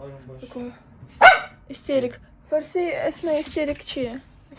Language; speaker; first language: Persian; non-native, learner; Ukrainian